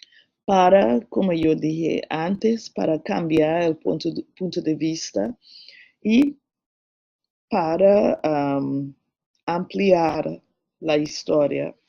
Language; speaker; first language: Spanish; non-native, learner; English